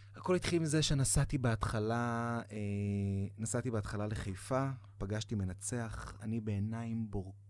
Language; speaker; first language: Hebrew; native; Hebrew